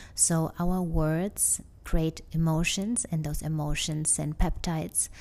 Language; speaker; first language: English; non-native, fluent; German